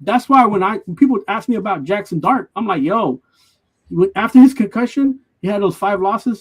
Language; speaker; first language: English; native; English